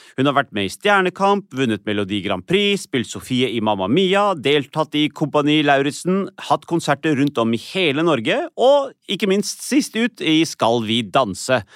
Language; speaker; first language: Norwegian; early bilingual, other home language; Punjabi